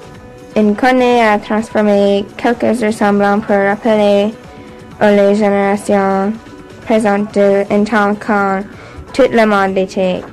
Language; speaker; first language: French; non-native, local second language; English